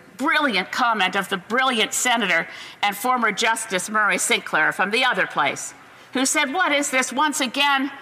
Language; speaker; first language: English; native; English